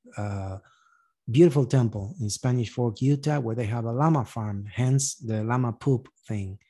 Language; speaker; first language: English; non-native, fluent; Spanish